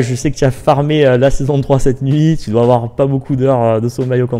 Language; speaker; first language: French; native; French